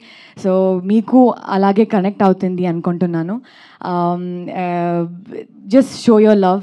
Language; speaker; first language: Telugu; non-native, learner; Kannada